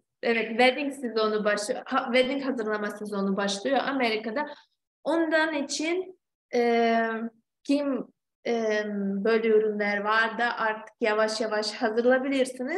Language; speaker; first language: Turkish; non-native, fluent; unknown